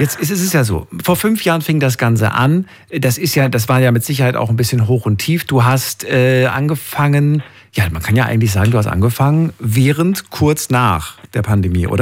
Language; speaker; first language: German; native; German